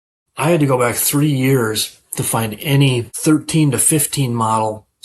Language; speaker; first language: English; native; English